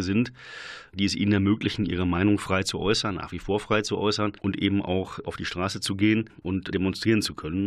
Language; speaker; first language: German; native; German